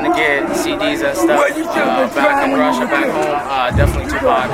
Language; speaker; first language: English; non-native, fluent; Russian